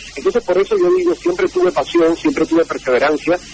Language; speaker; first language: Spanish; native; Spanish